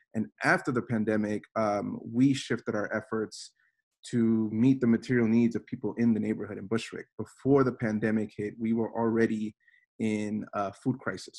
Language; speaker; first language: English; native; English